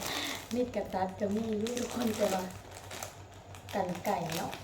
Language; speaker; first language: Thai; non-native, local second language; Lao